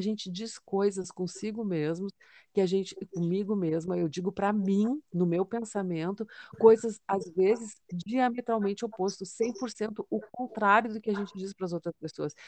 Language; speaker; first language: Portuguese; native; Portuguese